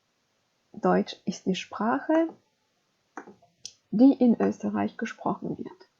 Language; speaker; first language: German; non-native, fluent; French